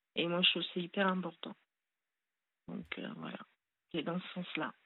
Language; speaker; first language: French; native; French